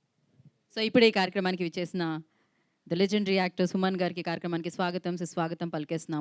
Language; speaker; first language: Telugu; native; Telugu